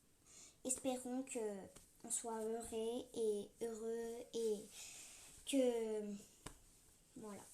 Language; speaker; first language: French; native; French